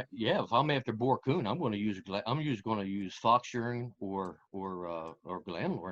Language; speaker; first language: English; native; English